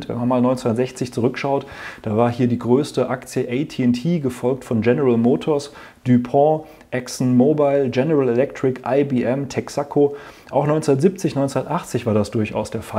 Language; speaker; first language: German; native; German